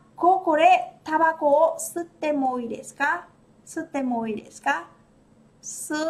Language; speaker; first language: Japanese; non-native, fluent; Vietnamese